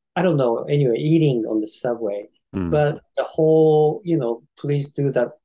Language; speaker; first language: English; non-native, fluent; Japanese